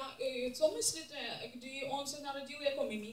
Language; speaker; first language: Czech; non-native, learner; English